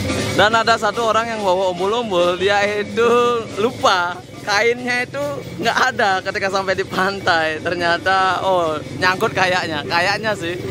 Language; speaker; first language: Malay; non-native, local second language; Balinese